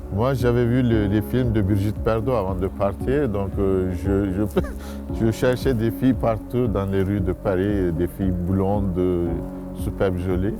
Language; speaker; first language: French; non-native, fluent; Turkish